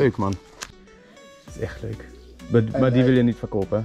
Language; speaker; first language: Dutch; non-native, learner; German